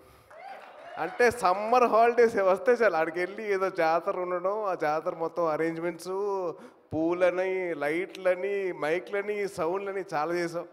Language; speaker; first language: Telugu; native; Telugu